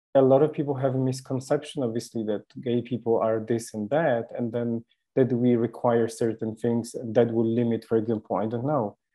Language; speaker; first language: English; non-native, fluent; Polish